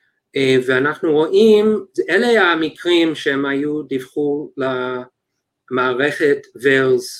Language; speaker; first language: Hebrew; non-native, fluent; English